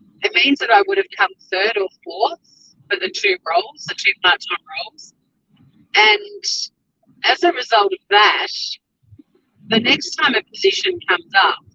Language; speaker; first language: English; native; English